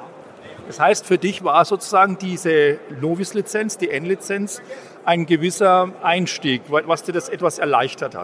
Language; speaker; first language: German; native; German